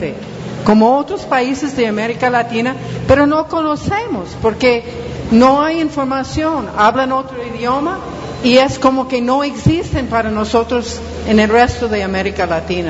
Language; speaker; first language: Spanish; non-native, fluent; English